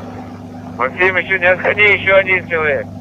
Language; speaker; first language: Russian; native; Russian